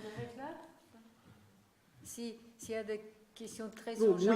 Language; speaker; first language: French; non-native, fluent; Russian